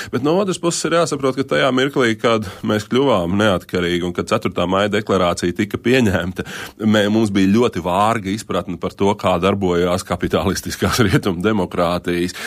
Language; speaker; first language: Latvian; native; Latvian